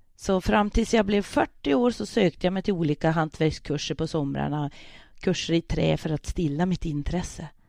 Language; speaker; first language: Swedish; native; Swedish